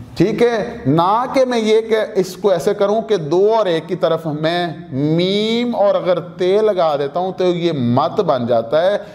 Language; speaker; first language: Urdu; non-native, local second language; Punjabi